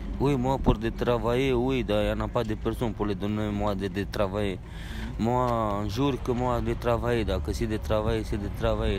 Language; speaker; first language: French; non-native, learner; Romanian